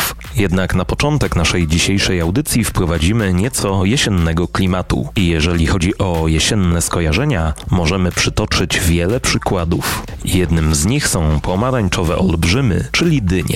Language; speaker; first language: Polish; native; Polish